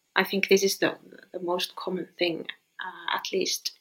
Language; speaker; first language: English; non-native, fluent; Finnish